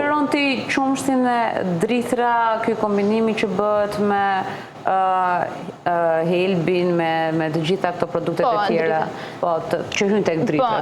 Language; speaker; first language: Albanian; native; Albanian